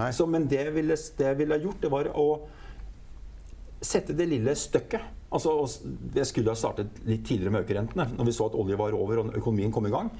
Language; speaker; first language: Norwegian; native; Norwegian